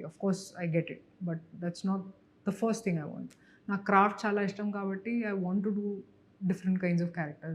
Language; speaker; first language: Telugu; non-native, fluent; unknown